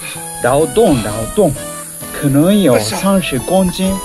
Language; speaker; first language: Chinese; non-native, fluent; Japanese